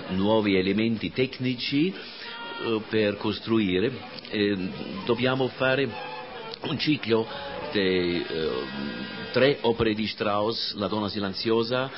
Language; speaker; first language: Italian; non-native, fluent; German